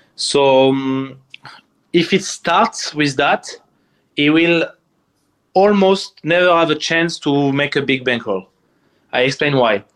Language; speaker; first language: English; non-native, fluent; French